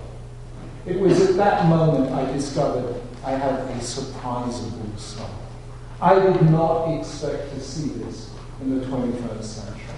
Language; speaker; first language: English; native; English